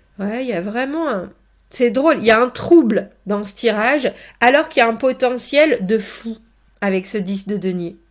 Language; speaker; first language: French; native; French